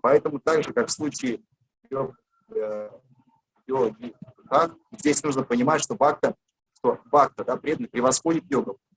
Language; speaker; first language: Russian; native; Russian